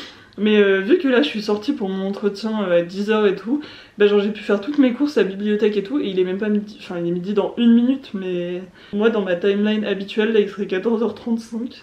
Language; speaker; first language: French; native; French